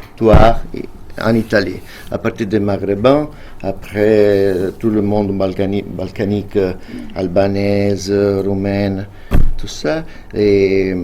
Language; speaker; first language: French; non-native, fluent; Italian